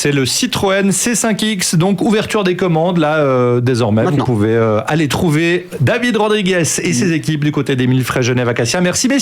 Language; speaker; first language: French; native; French